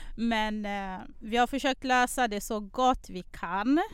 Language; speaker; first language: Swedish; non-native, fluent; French